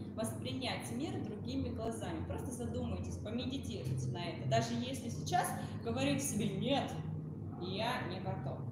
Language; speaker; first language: Russian; native; Russian